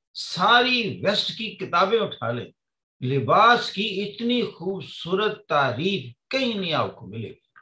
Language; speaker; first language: Urdu; non-native, local second language; Punjabi